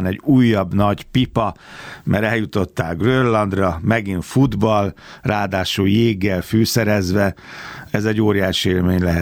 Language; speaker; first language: Hungarian; native; Hungarian